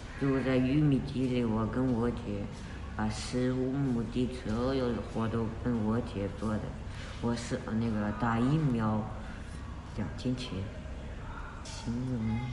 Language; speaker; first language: Chinese; non-native, local second language; Uyghur